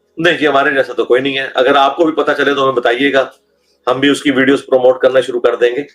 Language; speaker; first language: Urdu; non-native, local second language; Punjabi